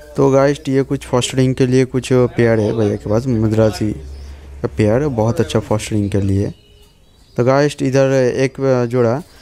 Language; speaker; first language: Hindi; non-native, local second language; Bangla